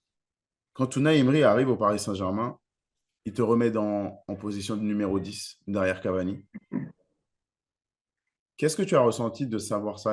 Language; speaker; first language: French; native; French